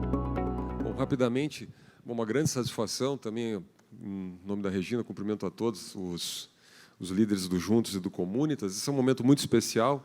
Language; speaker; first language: Portuguese; native; Portuguese